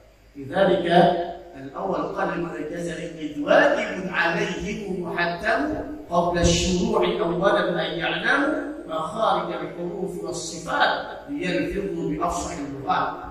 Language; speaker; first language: Arabic; non-native, fluent; Indonesian